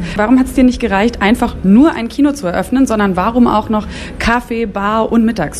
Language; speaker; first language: German; native; German